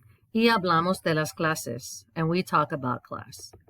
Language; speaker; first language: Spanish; non-native, fluent; English